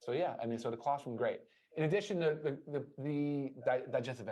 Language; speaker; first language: English; native; English